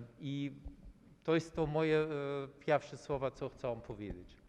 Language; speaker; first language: Polish; non-native, fluent; German